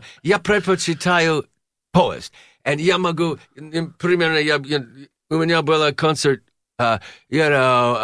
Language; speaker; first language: Russian; non-native, learner; English